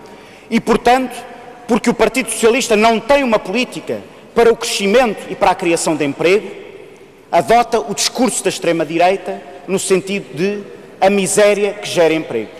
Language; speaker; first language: Portuguese; native; Portuguese